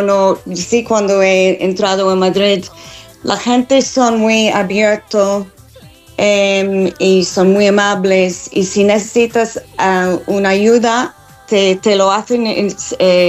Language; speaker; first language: Spanish; non-native, fluent; English